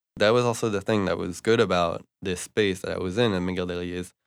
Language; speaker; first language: English; non-native, fluent; French